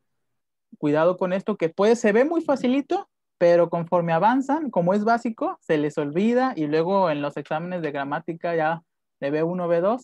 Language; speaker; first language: Spanish; native; Spanish